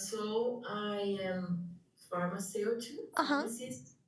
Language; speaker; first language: English; non-native, learner; Portuguese